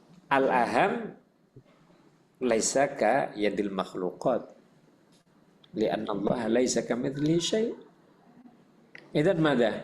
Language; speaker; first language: Arabic; non-native, fluent; Indonesian